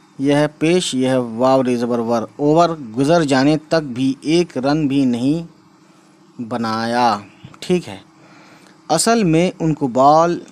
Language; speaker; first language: Hindi; native; Hindi